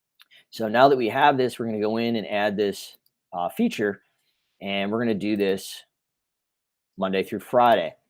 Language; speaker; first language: English; native; English